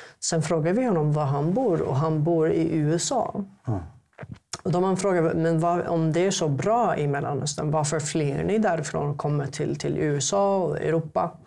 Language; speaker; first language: Swedish; non-native, fluent; Arabic